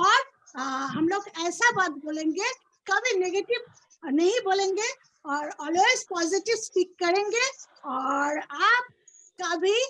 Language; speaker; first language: Hindi; non-native, local second language; Bangla